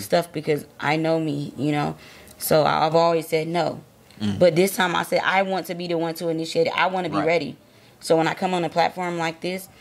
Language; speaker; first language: English; native; English